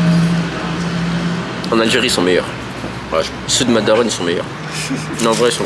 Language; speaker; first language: French; native; French